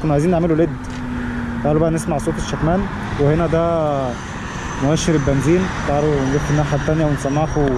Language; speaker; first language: Arabic; native; Arabic